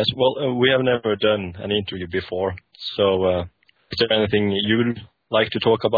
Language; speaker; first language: English; non-native, fluent; Norwegian